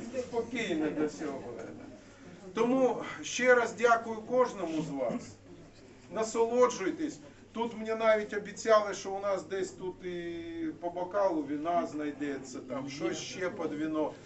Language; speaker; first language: Ukrainian; non-native, local second language; Russian